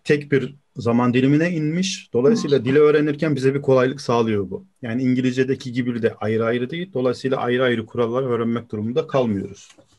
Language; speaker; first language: Turkish; native; Turkish